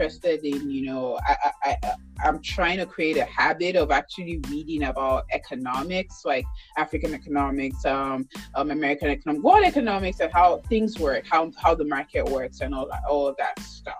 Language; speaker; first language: English; non-native, local second language; Yoruba